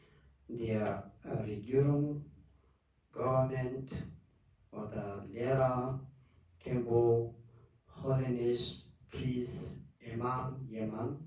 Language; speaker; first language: German; non-native, learner; Tibetan